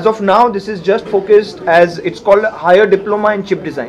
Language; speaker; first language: English; non-native, local second language; Hindi